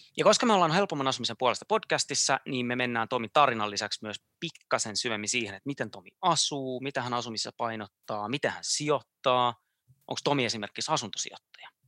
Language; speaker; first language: Finnish; native; Finnish